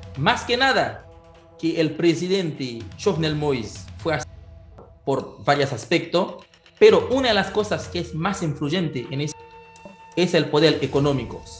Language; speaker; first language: Spanish; non-native, fluent; Haitian Creole